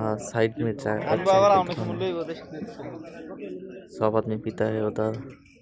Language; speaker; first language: Hindi; non-native, learner; Bangla